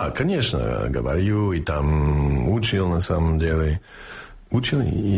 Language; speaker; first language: Russian; non-native, fluent; English